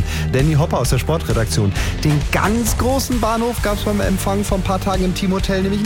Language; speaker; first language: German; native; German